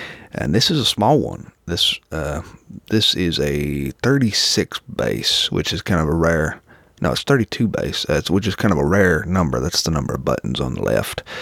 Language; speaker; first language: English; native; English